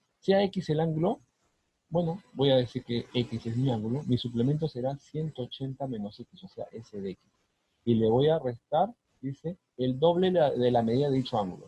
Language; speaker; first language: Spanish; native; Spanish